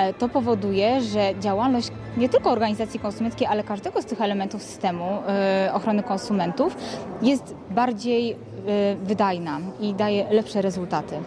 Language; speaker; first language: Polish; native; Polish